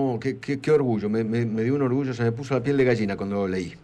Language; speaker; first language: Spanish; native; Spanish